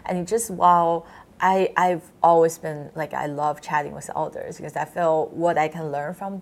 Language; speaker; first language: English; non-native, fluent; Chinese